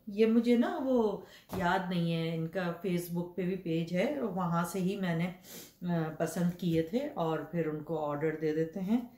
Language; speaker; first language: Urdu; native; Urdu